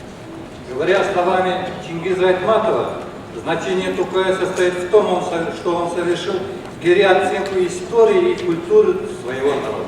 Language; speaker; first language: Russian; non-native, local second language; Kara-Kalpak